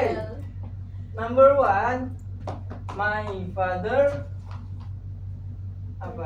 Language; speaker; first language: English; non-native, learner; Indonesian